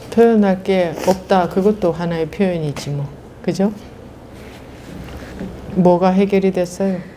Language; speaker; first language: Korean; native; Korean